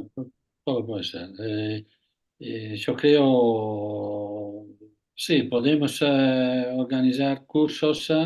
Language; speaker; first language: Spanish; non-native, fluent; Italian